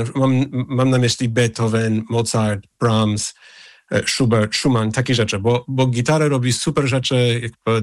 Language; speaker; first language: Polish; early bilingual, heritage; English